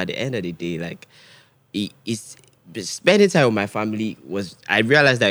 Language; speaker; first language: English; non-native, local second language; Igbo